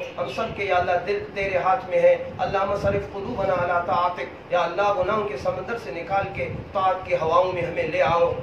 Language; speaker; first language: Urdu; non-native, local second language; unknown